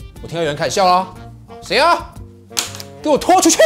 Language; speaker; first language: Chinese; native; Chinese